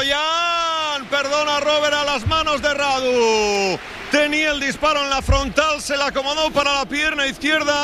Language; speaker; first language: Spanish; native; Spanish